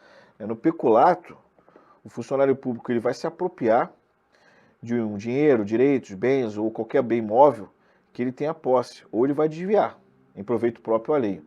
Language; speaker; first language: Portuguese; native; Portuguese